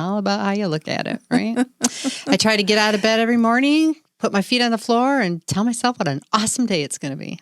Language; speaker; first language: English; native; English